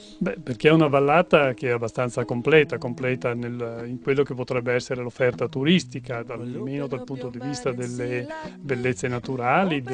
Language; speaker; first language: Italian; native; Italian